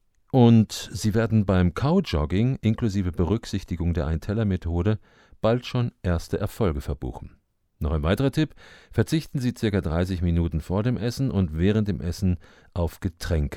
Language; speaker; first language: German; native; German